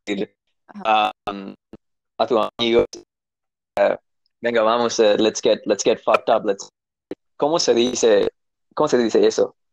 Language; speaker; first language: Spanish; non-native, learner; English